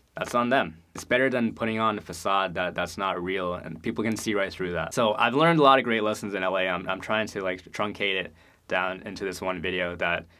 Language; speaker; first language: English; native; English